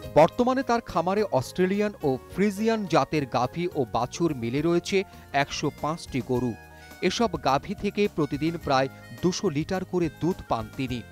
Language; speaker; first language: Bangla; native; Bangla